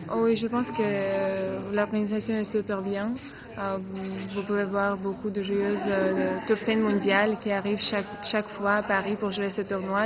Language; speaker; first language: French; non-native, fluent; Russian